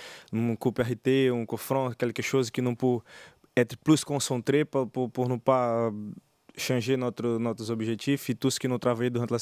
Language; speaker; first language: French; non-native, learner; Portuguese